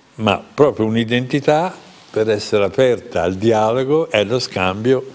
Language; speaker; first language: Italian; native; Italian